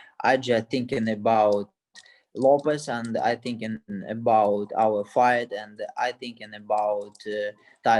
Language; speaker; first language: English; non-native, learner; Russian